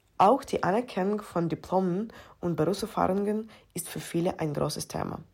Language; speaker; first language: German; non-native, fluent; Ukrainian